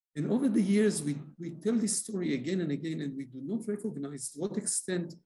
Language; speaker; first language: English; non-native, fluent; Hebrew